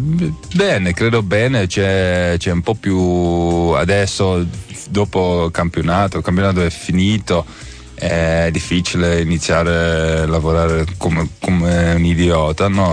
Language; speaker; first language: Italian; non-native, learner; Dutch